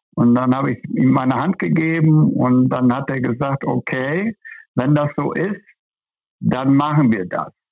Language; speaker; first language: German; native; German